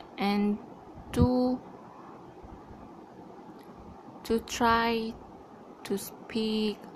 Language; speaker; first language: English; non-native, learner; Malay